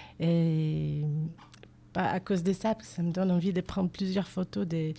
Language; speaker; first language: French; non-native, fluent; Portuguese